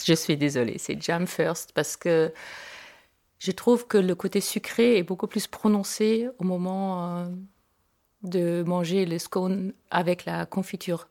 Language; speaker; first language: French; non-native, fluent; German